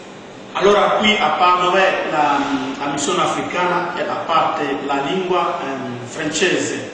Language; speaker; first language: Italian; non-native, fluent; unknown